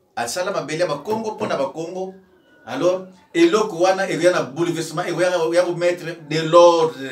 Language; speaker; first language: Lingala; non-native, local second language; Kongo